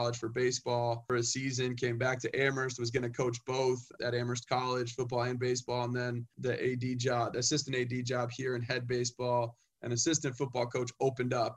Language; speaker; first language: English; native; English